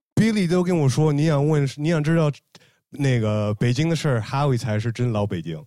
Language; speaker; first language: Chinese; native; Chinese